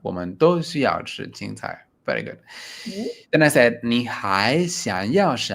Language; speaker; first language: Chinese; non-native, learner; English